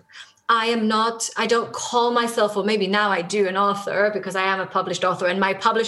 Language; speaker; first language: English; non-native, fluent; Hebrew